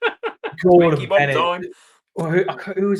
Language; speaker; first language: English; native; English